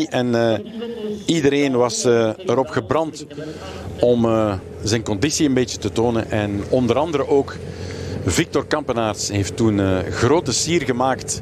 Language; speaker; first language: Dutch; native; Dutch